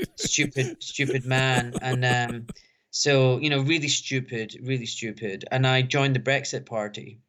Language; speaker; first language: English; native; English